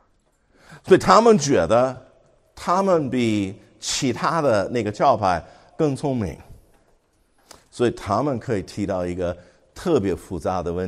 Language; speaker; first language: Chinese; non-native, fluent; English